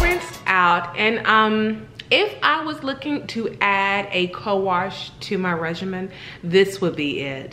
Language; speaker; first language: English; native; English